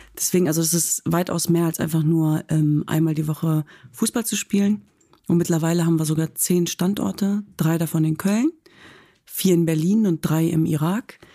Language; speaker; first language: German; native; German